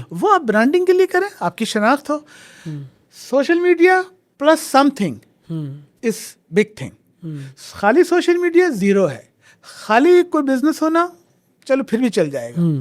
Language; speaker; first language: Urdu; native; Urdu